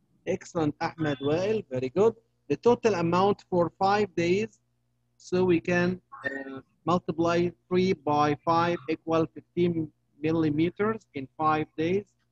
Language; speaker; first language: English; non-native, fluent; Arabic